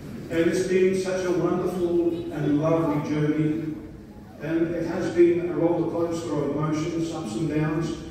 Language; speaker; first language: English; early bilingual, other home language; Greek